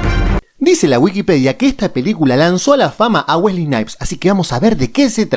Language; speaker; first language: Spanish; native; Spanish